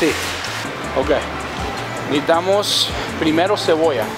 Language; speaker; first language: Spanish; early bilingual, heritage; Spanish